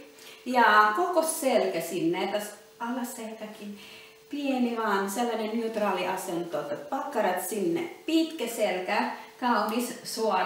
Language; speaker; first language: Finnish; non-native, learner; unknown